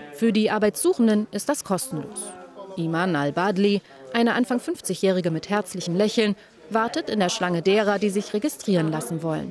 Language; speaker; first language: German; native; German